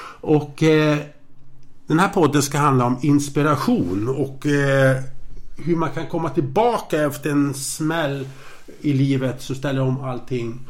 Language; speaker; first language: Swedish; native; Swedish